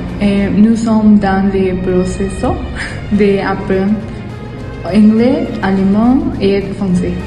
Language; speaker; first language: French; non-native, learner; Spanish